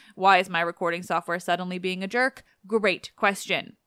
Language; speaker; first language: English; native; English